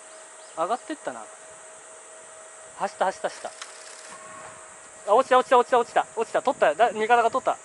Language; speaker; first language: Japanese; native; Japanese